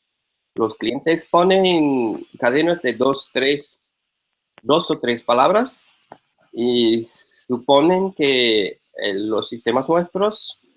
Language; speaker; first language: Spanish; non-native, fluent; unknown